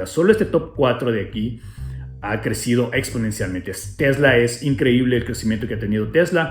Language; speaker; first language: Spanish; native; Spanish